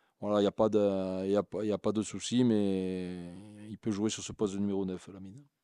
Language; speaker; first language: French; native; French